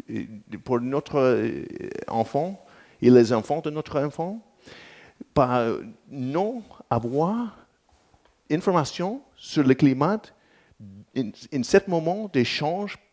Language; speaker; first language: French; non-native, learner; English